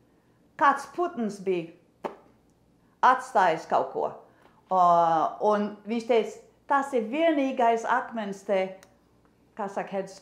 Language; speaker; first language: Latvian; early bilingual, heritage; English